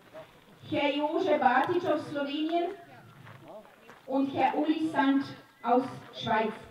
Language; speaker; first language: German; non-native, learner; Slovenian